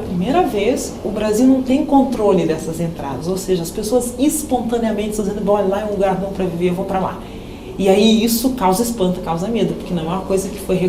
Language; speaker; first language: Portuguese; native; Portuguese